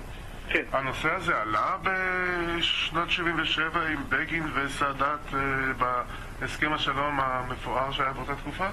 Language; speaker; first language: Hebrew; native; Hebrew